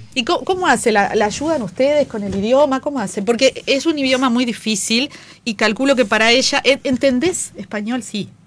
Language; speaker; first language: Spanish; native; Spanish